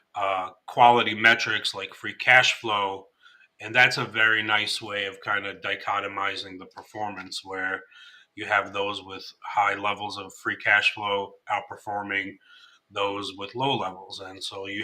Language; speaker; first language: English; native; English